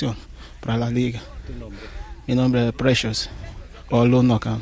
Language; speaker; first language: Spanish; non-native, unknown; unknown